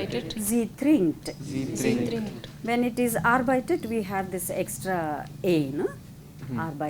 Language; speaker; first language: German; non-native, fluent; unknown